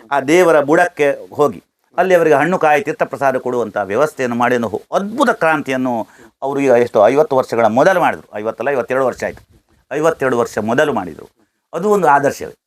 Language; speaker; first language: Kannada; non-native, local second language; Konkani